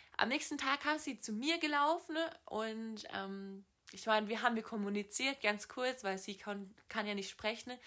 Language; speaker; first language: German; native; German